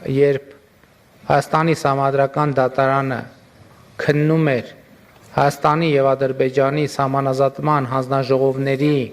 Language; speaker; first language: Armenian; native; Armenian